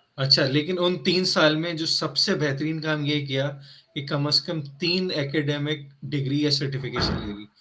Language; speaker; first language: Urdu; native; Urdu